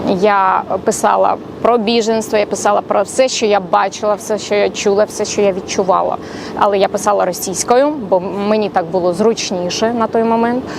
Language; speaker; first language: Ukrainian; non-native, local second language; Russian